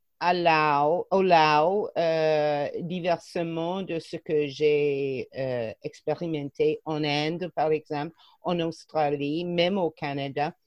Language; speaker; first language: French; non-native, fluent; English